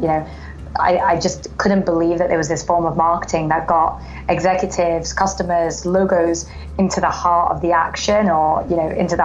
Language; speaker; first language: English; native; English